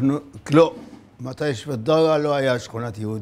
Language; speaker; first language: Hebrew; non-native, fluent; Arabic